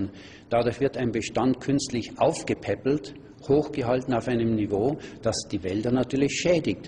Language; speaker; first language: German; native; German